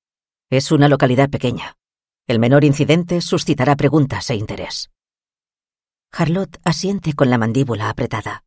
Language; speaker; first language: Spanish; native; Spanish